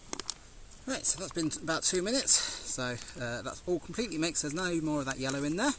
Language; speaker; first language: English; native; English